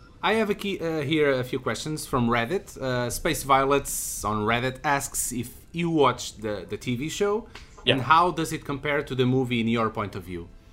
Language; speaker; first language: English; non-native, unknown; Portuguese